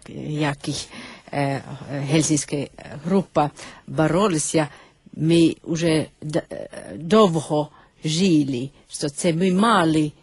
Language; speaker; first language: Ukrainian; non-native, learner; Finnish